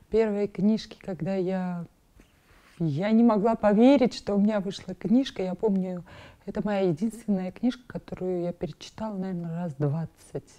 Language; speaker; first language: Russian; non-native, local second language; Armenian